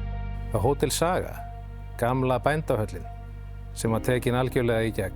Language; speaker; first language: Icelandic; native; Icelandic